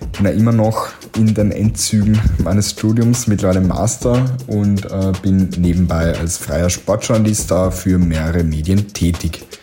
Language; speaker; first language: German; native; German